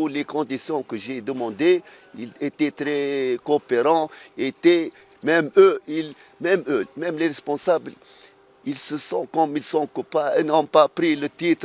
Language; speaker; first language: French; non-native, fluent; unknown